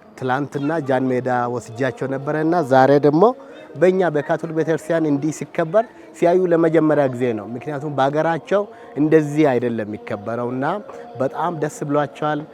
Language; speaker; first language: Amharic; native; Amharic